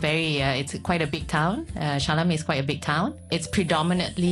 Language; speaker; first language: English; non-native, local second language; Malay